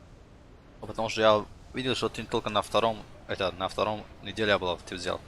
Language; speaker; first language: Russian; non-native, local second language; Tajik